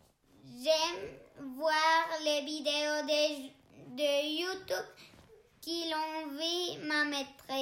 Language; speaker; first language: French; non-native, learner; Spanish